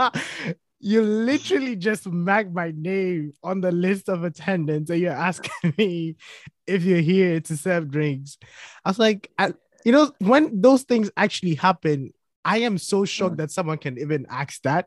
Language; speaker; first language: English; non-native, local second language; Akan